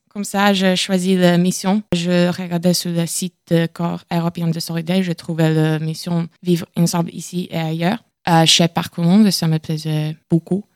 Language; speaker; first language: French; non-native, learner; Latvian